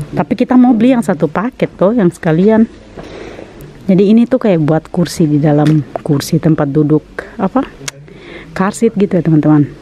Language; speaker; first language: Indonesian; native; Indonesian